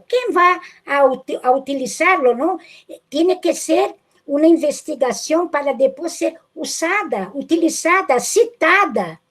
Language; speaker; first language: Spanish; non-native, fluent; Portuguese